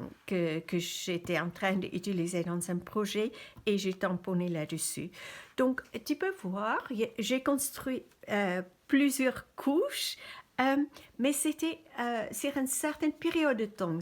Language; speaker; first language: French; non-native, fluent; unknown